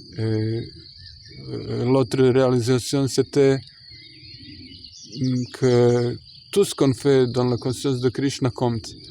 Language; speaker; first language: French; non-native, fluent; Croatian